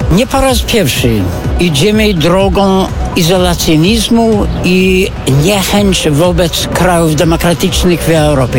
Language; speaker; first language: Polish; non-native, fluent; English